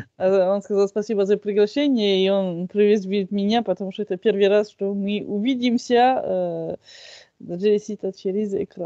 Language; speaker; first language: Russian; non-native, fluent; French